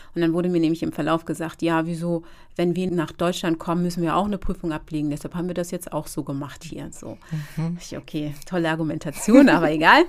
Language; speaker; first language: German; native; German